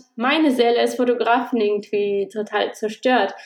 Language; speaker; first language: German; early bilingual, heritage; Russian